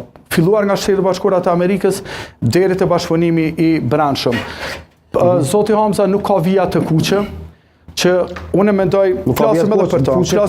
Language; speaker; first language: Albanian; native; Albanian